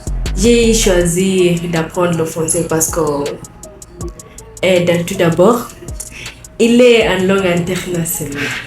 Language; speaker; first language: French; non-native, learner; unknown